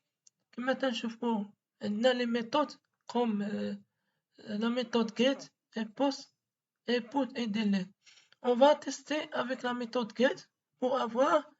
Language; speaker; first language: French; non-native, local second language; Arabic